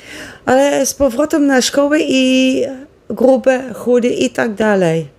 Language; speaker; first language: Polish; non-native, learner; Dutch